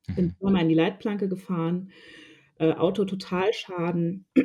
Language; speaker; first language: German; native; German